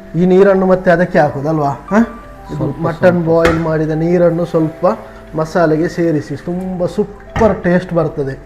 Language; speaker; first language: Kannada; non-native, local second language; Malayalam